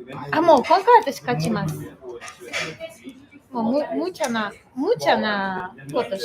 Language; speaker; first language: Japanese; non-native, learner; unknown